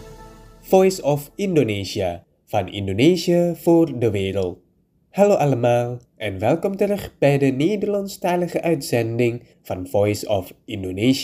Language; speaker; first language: Dutch; non-native, fluent; Indonesian